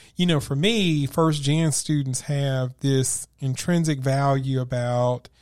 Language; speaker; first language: English; native; English